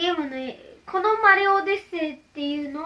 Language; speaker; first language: Japanese; early bilingual, other home language; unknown